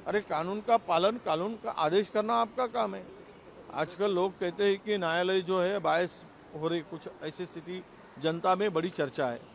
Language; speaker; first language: Hindi; non-native, local second language; Marathi